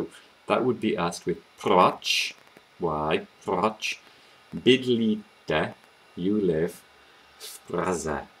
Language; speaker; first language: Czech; non-native, fluent; English